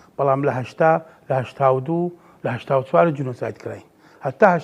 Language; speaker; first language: Central Kurdish; non-native, local second language; Southern Kurdish